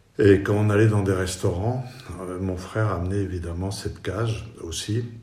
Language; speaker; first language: French; non-native, fluent; Spanish